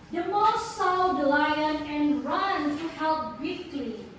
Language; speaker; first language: English; non-native, local second language; Indonesian